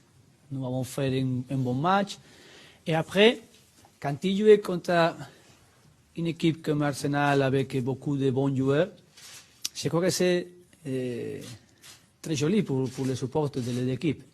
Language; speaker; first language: French; non-native, learner; Spanish